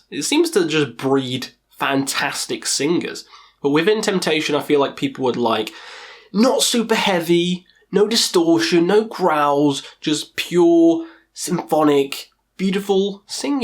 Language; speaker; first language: English; native; English